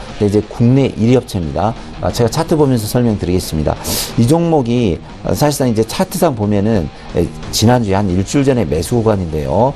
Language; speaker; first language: Korean; native; Korean